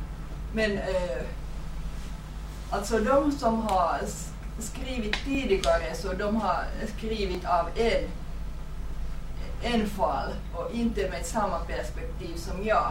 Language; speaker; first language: Swedish; non-native, fluent; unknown